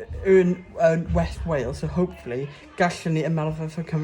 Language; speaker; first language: Welsh; non-native, learner; English